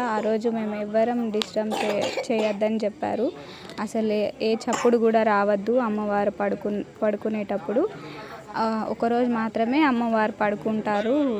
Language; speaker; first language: Telugu; non-native, local second language; Marathi